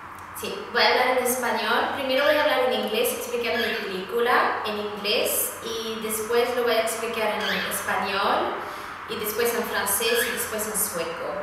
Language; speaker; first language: Spanish; non-native, fluent; Swedish